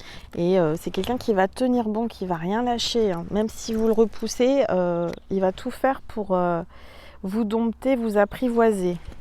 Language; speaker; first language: French; native; French